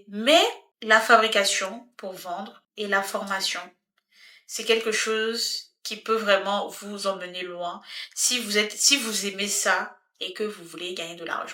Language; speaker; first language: French; native; French